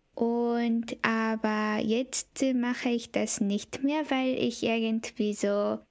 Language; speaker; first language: German; non-native, fluent; Japanese